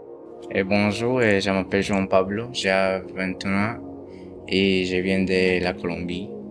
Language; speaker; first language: French; non-native, fluent; Spanish